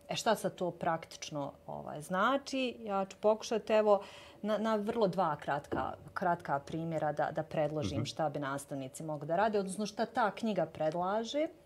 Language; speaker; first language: Bosnian; native; Bosnian